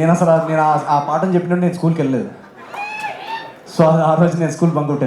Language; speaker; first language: Telugu; native; Telugu